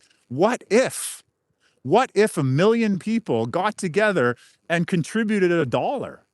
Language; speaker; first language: English; native; English